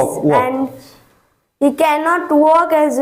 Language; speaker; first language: English; non-native, learner; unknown